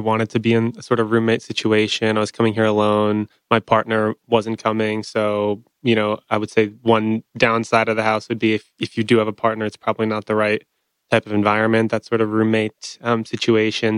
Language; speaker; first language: English; native; English